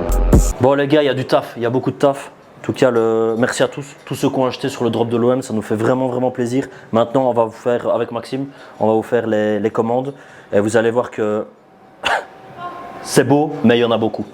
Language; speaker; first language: French; native; French